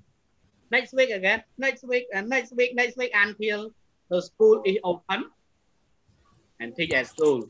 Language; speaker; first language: English; non-native, fluent; Khmer